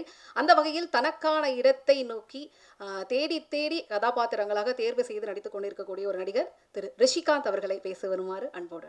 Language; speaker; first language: Tamil; native; Tamil